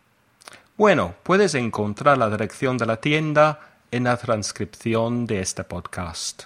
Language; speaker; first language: Spanish; non-native, fluent; English